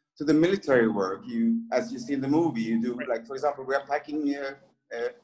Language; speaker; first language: English; early bilingual, other home language; French